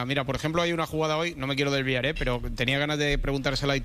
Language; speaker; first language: Spanish; native; Spanish